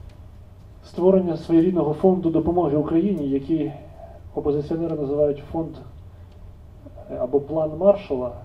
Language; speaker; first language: Ukrainian; native; Ukrainian